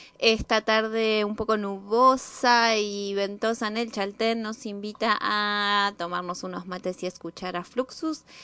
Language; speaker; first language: Spanish; native; Spanish